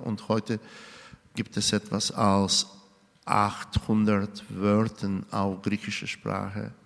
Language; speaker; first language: German; non-native, fluent; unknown